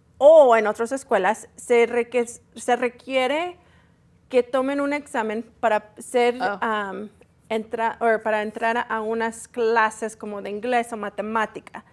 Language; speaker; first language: Spanish; early bilingual, heritage; Spanish